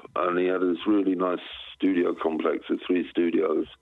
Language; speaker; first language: English; native; English